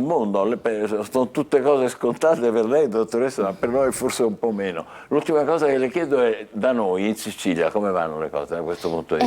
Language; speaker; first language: Italian; native; Italian